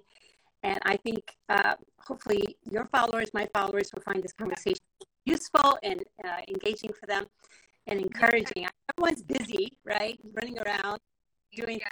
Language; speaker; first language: English; non-native, fluent; Spanish